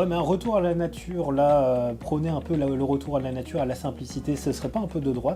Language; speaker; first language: French; native; French